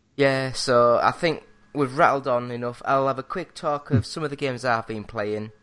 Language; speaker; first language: English; native; English